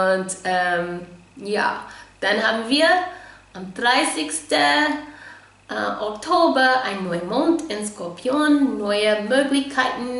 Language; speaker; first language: German; non-native, fluent; English